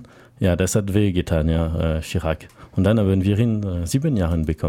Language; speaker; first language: German; non-native, learner; French